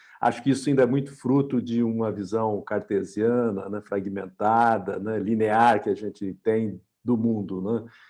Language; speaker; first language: Portuguese; native; Portuguese